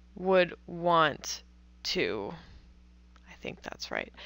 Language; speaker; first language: English; native; English